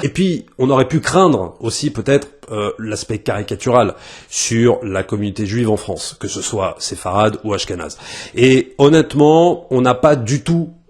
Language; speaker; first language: French; native; French